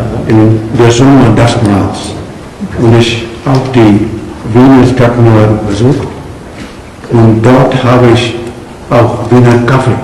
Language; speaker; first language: German; non-native, learner; Punjabi